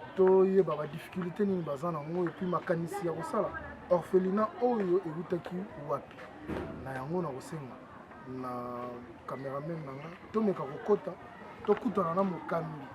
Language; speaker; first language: Lingala; native; Lingala